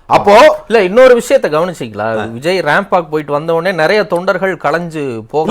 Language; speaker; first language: Tamil; native; Tamil